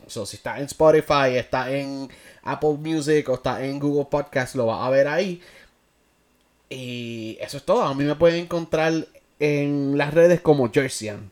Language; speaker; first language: Spanish; early bilingual, heritage; Spanish